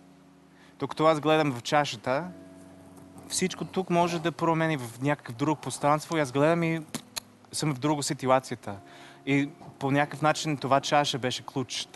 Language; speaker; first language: Bulgarian; non-native, learner; English